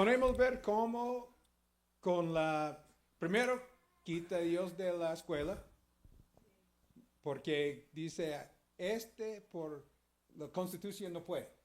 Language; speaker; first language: Spanish; early bilingual, heritage; Spanish